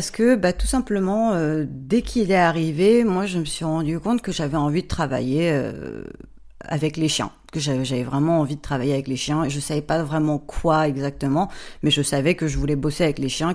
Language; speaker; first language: French; native; French